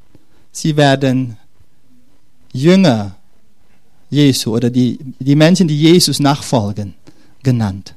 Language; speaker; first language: German; non-native, fluent; Dutch